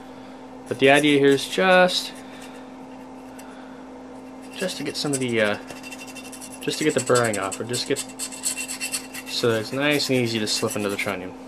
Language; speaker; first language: English; native; English